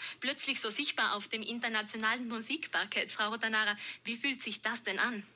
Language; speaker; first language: German; native; German